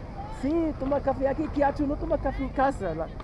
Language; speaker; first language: Portuguese; non-native, learner; Arabic